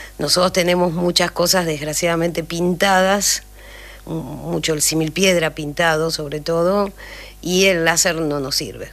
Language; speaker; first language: Spanish; native; Spanish